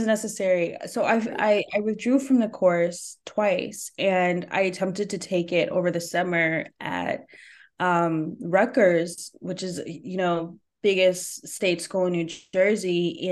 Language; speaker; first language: English; native; English